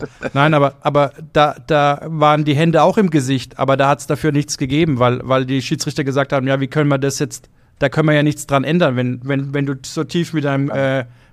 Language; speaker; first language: German; native; German